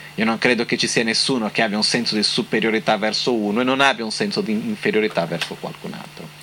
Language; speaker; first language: Italian; non-native, fluent; Portuguese